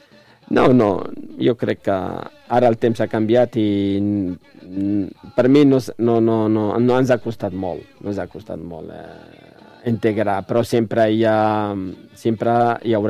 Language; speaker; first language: Catalan; non-native, fluent; Arabic